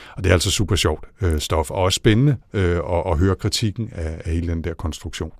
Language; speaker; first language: Danish; native; Danish